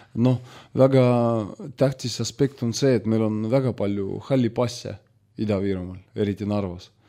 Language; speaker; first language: Estonian; non-native, local second language; Russian